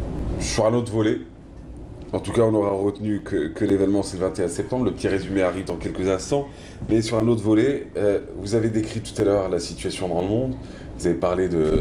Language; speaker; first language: French; non-native, local second language; Arabic